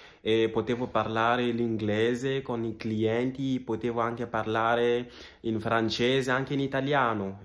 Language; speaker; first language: Italian; non-native, fluent; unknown